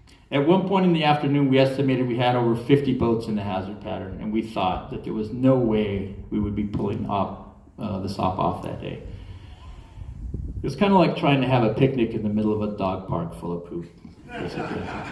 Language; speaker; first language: English; native; English